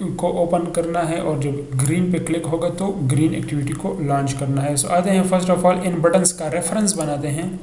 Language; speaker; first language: Urdu; non-native, local second language; Pashto